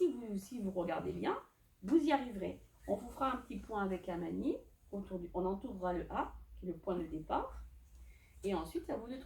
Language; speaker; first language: French; native; French